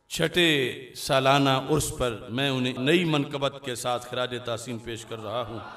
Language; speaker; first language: Urdu; non-native, local second language; Punjabi